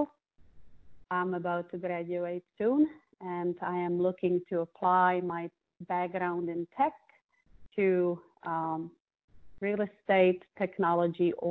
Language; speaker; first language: English; non-native, fluent; Czech